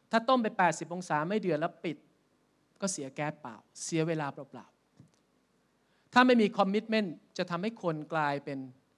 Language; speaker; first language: Thai; native; Thai